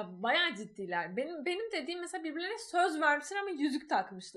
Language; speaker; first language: Turkish; native; Turkish